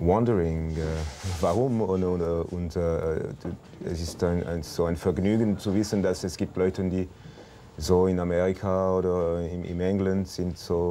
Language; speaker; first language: German; non-native, local second language; French